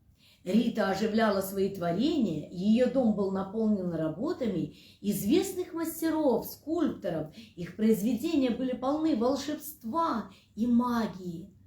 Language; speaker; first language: Russian; native; Russian